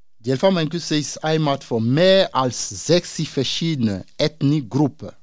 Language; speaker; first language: German; non-native, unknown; Dyula